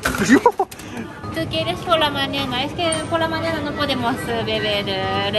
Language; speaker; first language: Spanish; non-native, fluent; Japanese